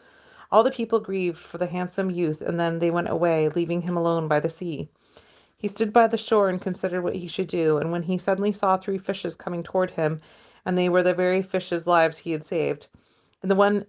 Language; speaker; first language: English; native; English